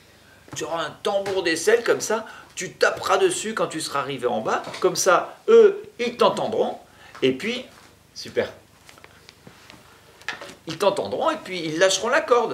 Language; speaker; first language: French; native; French